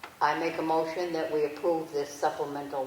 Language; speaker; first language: English; native; English